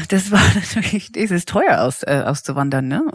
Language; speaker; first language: German; non-native, fluent; English